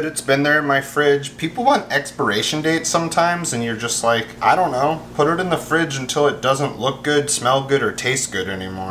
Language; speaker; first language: English; native; English